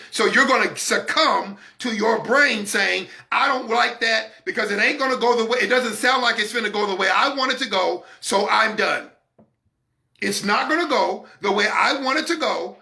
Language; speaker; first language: English; native; English